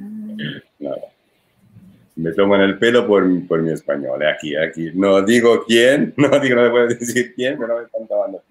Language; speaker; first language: Spanish; non-native, fluent; Italian